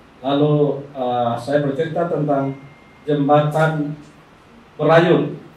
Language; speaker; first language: Indonesian; non-native, local second language; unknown